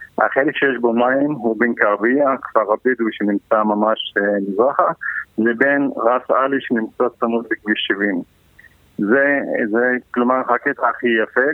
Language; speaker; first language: Hebrew; non-native, local second language; Arabic